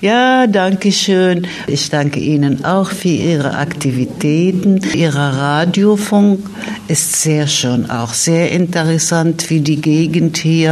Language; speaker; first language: German; non-native, fluent; Arabic